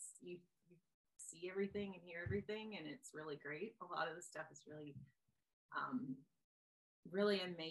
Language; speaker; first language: English; native; English